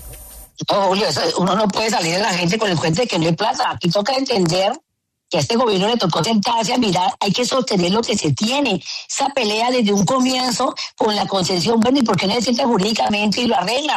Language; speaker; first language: Spanish; native; Spanish